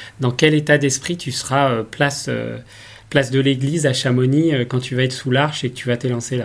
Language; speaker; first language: French; native; French